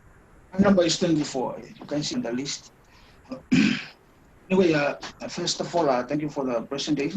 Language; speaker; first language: English; non-native, fluent; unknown